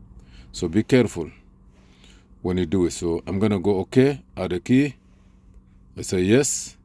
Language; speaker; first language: English; non-native, fluent; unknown